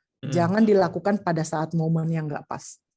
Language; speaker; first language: Indonesian; native; Indonesian